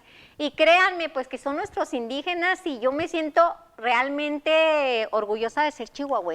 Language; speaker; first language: Spanish; native; Spanish